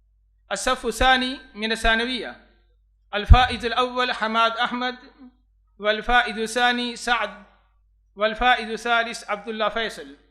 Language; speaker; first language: Arabic; non-native, fluent; Urdu